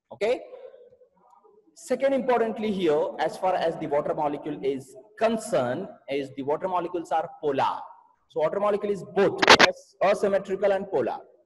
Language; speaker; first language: English; non-native, local second language; Marathi